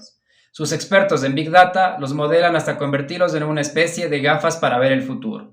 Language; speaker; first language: Spanish; native; Spanish